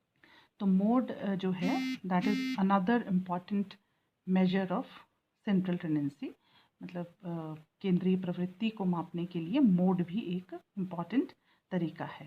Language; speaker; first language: Hindi; native; Hindi